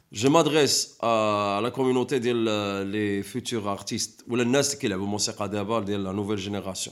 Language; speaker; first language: French; non-native, local second language; Arabic